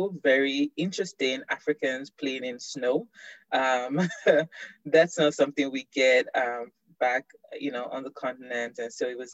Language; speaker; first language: English; non-native, local second language; Yoruba